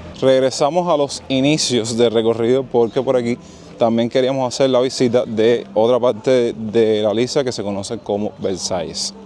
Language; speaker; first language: Spanish; native; Spanish